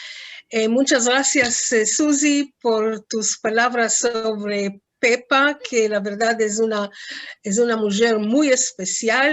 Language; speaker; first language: Spanish; non-native, fluent; Hebrew